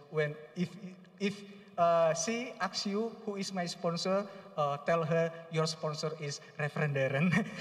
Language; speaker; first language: English; non-native, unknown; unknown